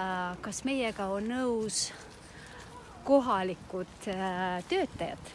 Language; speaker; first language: Estonian; non-native, local second language; Russian